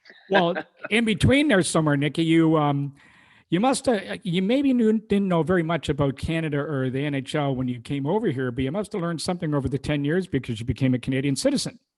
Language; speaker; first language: English; native; English